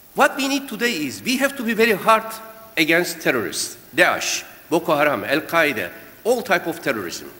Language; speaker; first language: English; non-native, fluent; Turkish